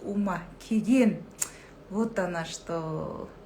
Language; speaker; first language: Russian; non-native, local second language; Kazakh